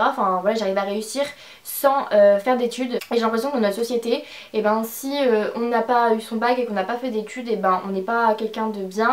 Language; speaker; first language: French; native; French